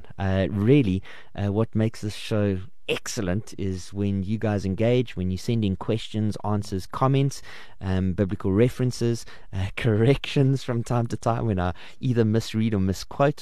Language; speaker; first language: English; native; English